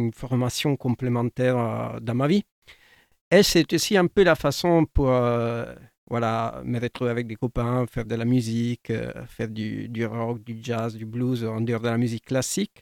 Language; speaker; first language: French; non-native, fluent; Italian